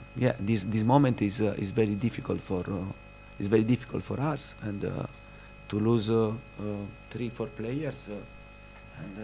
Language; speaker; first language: English; non-native, fluent; Italian